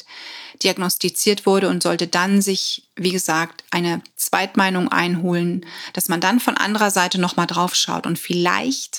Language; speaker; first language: German; native; German